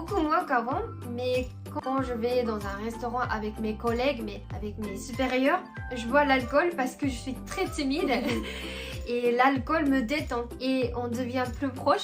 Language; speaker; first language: French; non-native, fluent; Japanese